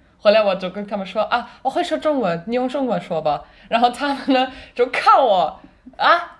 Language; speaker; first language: Chinese; non-native, fluent; German